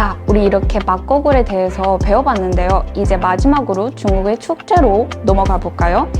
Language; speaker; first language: Korean; non-native, fluent; Chinese